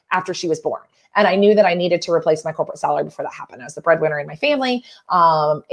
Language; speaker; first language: English; native; English